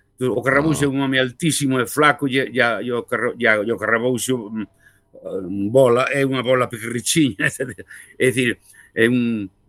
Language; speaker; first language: Galician; native; Galician